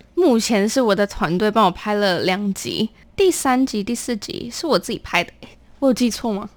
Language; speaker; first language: Chinese; non-native, local second language; Min Nan Chinese